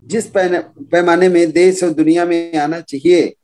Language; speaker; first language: Hindi; native; Hindi